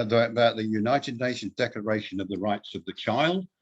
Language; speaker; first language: English; native; English